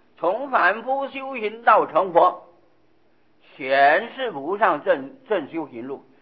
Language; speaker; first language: Chinese; non-native, local second language; Hakka Chinese